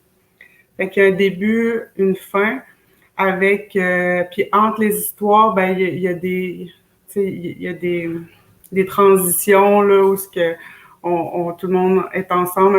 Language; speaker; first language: French; native; French